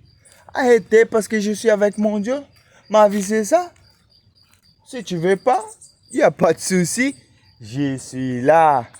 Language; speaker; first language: French; non-native, learner; Portuguese